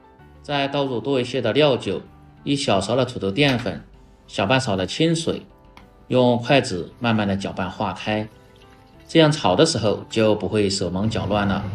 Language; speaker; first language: Chinese; native; Chinese